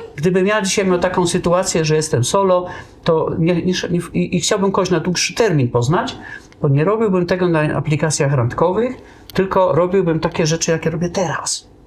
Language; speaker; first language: Polish; native; Polish